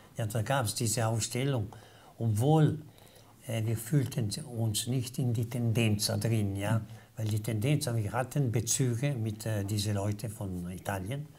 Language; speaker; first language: German; non-native, local second language; Italian